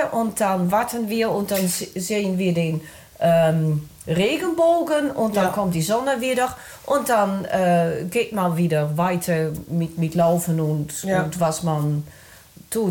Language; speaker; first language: German; non-native, learner; Dutch